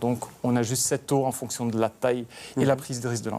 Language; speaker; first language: French; native; French